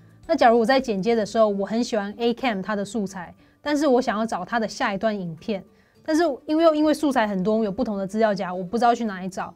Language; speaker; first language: Chinese; native; Chinese